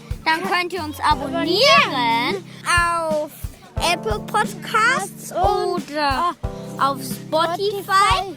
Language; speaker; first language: German; native; German